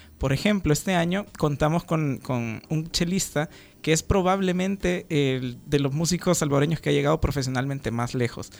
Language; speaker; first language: Spanish; native; Spanish